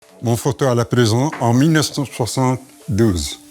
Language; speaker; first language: French; non-native, fluent; Arabic